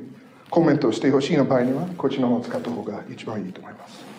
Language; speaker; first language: Japanese; non-native, fluent; English